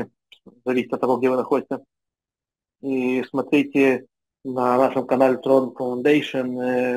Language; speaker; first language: Russian; non-native, fluent; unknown